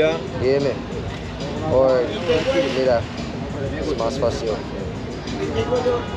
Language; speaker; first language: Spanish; non-native, learner; English